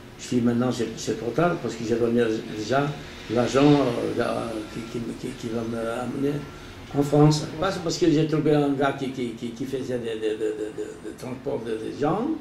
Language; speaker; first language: French; non-native, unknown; Portuguese